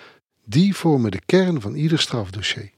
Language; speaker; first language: Dutch; native; Dutch